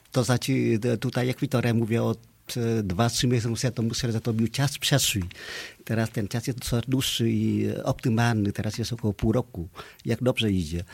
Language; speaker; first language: Polish; non-native, fluent; Vietnamese